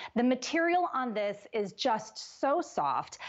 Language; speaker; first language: English; native; English